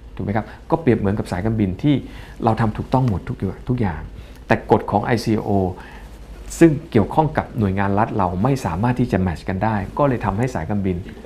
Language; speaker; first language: Thai; native; Thai